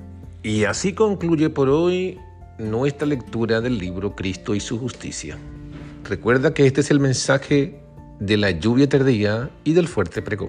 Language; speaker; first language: Spanish; native; Spanish